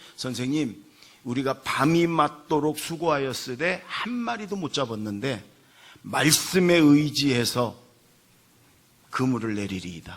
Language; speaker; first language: Korean; native; Korean